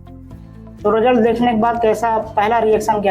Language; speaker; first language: Hindi; native; Hindi